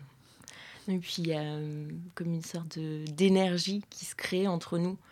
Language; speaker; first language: French; native; French